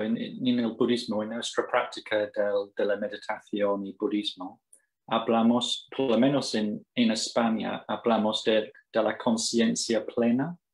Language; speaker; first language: Spanish; non-native, fluent; English